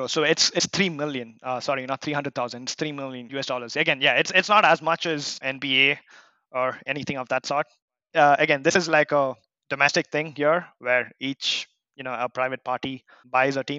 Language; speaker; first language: English; non-native, local second language; Kannada